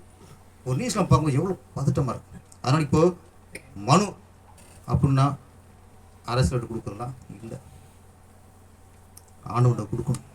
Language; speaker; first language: Tamil; native; Tamil